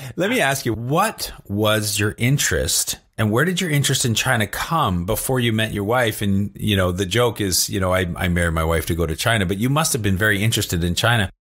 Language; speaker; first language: English; native; English